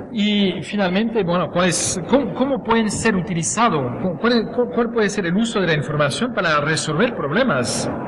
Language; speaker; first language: Spanish; non-native, fluent; French